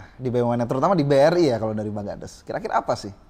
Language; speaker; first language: Indonesian; native; Indonesian